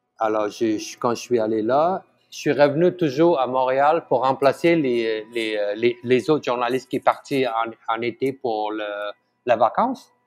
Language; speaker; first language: French; non-native, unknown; Tamil